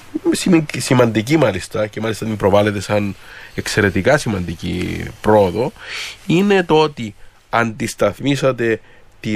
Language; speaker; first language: Greek; native; Greek